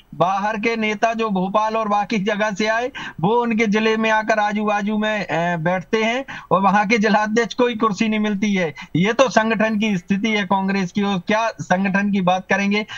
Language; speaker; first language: Hindi; native; Hindi